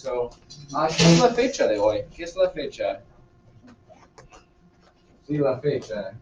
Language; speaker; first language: Spanish; non-native, fluent; English